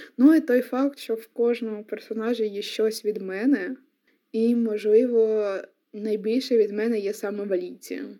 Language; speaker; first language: Ukrainian; non-native, local second language; Russian